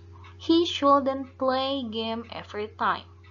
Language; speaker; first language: English; non-native, fluent; Indonesian